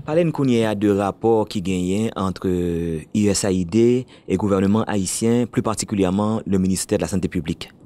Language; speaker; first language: French; non-native, local second language; Haitian Creole